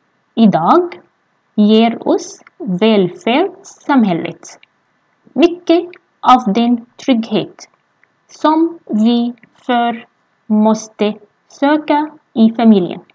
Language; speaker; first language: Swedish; non-native, fluent; Arabic